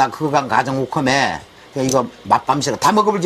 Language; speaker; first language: Korean; native; Korean